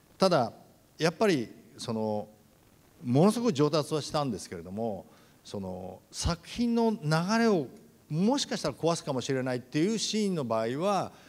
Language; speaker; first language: Japanese; native; Japanese